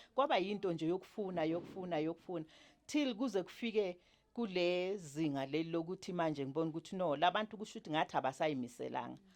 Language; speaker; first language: Zulu; native; Zulu